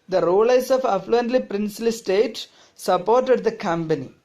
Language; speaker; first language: English; non-native, local second language; Malayalam